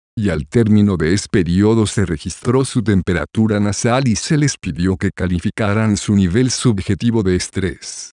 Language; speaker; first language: Spanish; native; Spanish